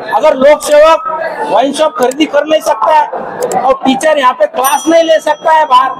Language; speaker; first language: Hindi; non-native, local second language; Marathi